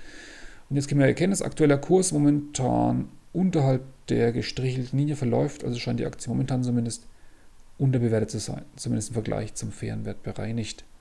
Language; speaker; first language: German; native; German